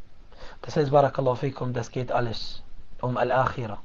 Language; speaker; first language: German; non-native, fluent; Arabic